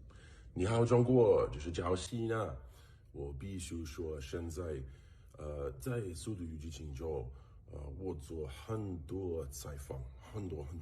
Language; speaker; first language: Chinese; non-native, learner; English